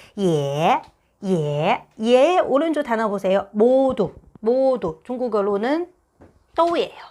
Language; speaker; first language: Korean; non-native, fluent; Chinese